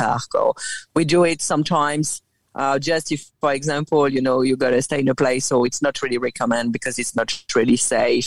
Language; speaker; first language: English; non-native, fluent; French